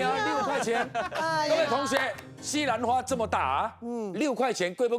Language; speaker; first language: Chinese; native; Chinese